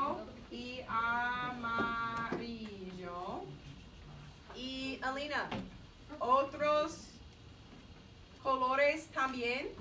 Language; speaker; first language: Spanish; non-native, fluent; English